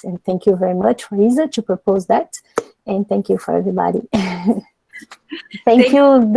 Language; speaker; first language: English; non-native, fluent; Portuguese